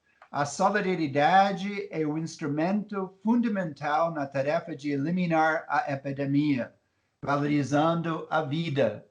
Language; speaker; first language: Portuguese; non-native, fluent; English